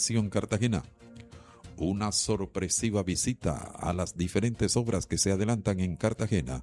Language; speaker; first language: Spanish; native; Spanish